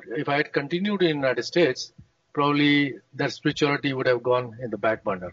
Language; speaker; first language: English; non-native, local second language; Hindi